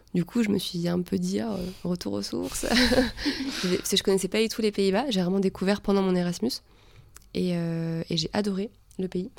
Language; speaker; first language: French; native; French